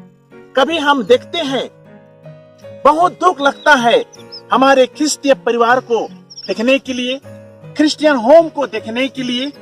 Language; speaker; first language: Hindi; non-native, local second language; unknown